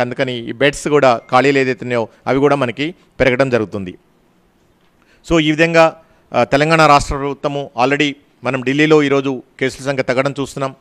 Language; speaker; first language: Telugu; native; Telugu